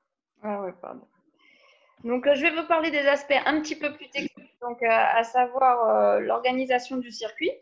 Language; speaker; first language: French; native; French